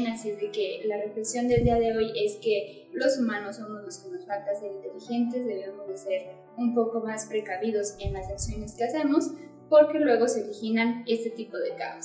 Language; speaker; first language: Spanish; native; Spanish